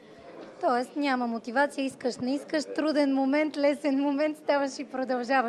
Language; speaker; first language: Bulgarian; native; Bulgarian